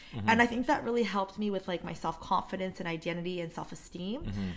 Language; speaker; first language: English; non-native, fluent; Korean